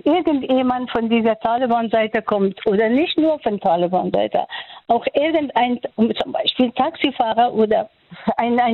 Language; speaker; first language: German; non-native, fluent; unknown